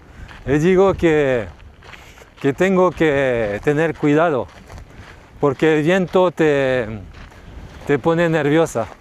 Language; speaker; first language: Spanish; non-native, learner; French